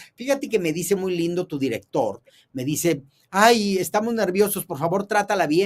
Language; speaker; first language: Spanish; native; Spanish